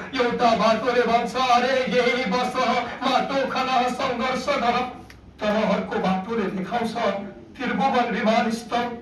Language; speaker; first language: Nepali; native; Nepali